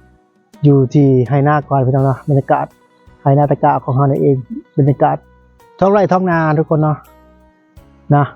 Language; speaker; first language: Thai; non-native, local second language; Lao